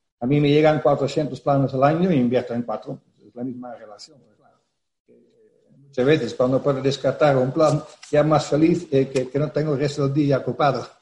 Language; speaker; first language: Spanish; non-native, fluent; Dutch